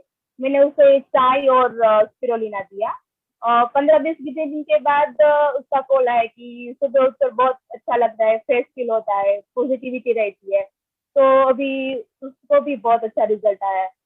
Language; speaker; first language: Hindi; non-native, local second language; Gujarati